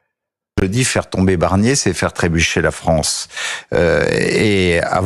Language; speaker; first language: French; native; French